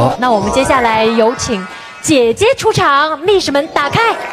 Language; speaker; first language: Chinese; native; Chinese